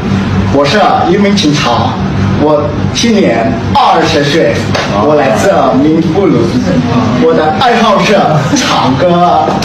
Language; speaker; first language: Chinese; non-native, learner; Indonesian